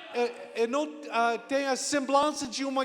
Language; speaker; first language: Portuguese; non-native, learner; English